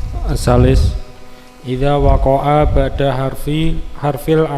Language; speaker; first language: Arabic; non-native, learner; Indonesian